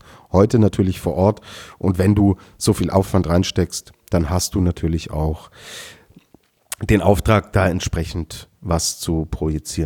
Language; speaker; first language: German; native; German